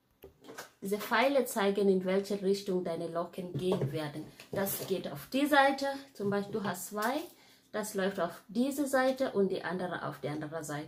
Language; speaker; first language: German; non-native, fluent; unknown